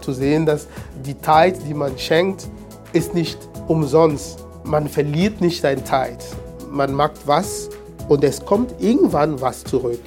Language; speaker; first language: German; non-native, fluent; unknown